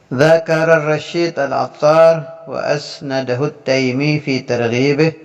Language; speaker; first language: Arabic; non-native, fluent; Indonesian